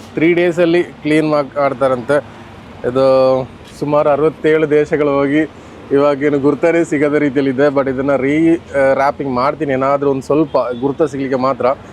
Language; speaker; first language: Kannada; non-native, local second language; Malayalam